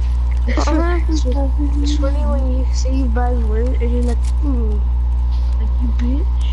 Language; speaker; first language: English; native; English